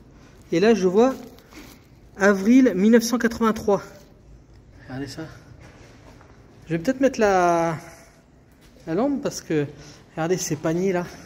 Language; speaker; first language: French; native; French